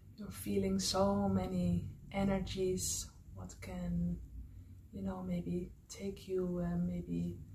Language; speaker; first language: English; non-native, fluent; Dutch